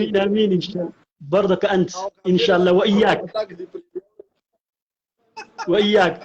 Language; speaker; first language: Arabic; non-native, learner; Pashto